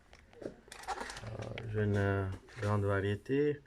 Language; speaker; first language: French; non-native, fluent; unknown